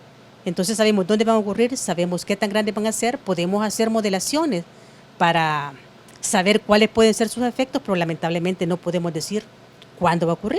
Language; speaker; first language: Spanish; native; Spanish